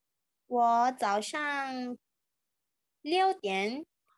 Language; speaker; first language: Chinese; non-native, learner; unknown